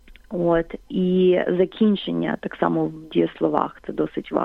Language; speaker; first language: Ukrainian; native; Ukrainian